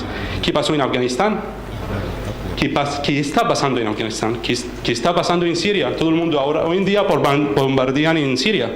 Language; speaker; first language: Spanish; non-native, fluent; Arabic